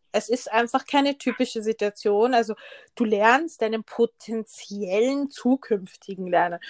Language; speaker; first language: German; early bilingual, other home language; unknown